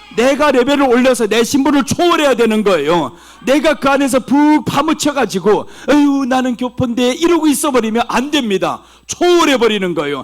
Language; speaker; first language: Korean; early bilingual, heritage; Korean